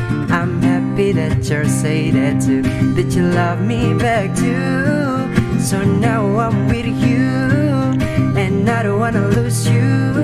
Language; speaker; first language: English; non-native, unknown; Indonesian